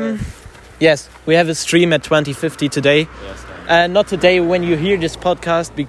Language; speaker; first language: English; non-native, learner; German